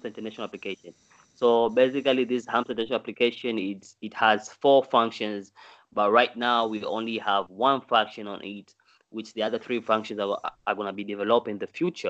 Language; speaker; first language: English; non-native, local second language; Swahili